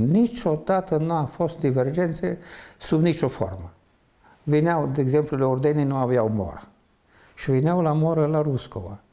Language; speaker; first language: Romanian; non-native, local second language; Ukrainian